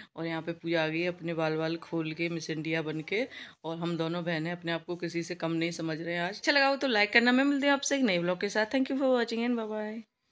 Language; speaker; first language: Hindi; native; Hindi